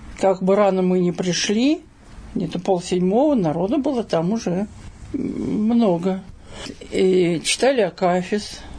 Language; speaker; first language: Russian; native; Russian